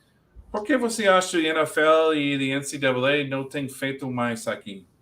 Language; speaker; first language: Portuguese; non-native, learner; English